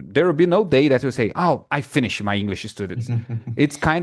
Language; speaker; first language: English; non-native, fluent; Portuguese